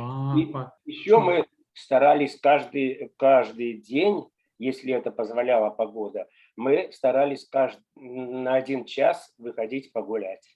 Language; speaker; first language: Russian; native; Russian